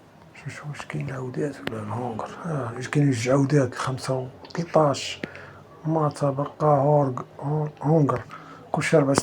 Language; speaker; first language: Arabic; native; Arabic